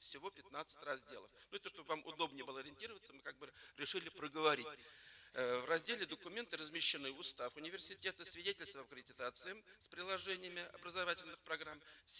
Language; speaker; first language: Russian; native; Russian